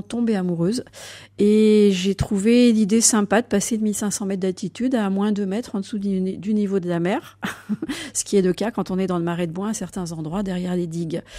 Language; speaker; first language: French; native; French